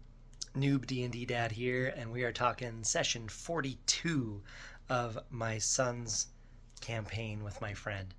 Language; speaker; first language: English; native; English